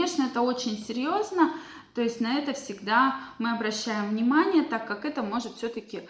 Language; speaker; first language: Russian; native; Russian